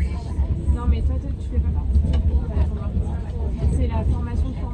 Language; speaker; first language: French; native; French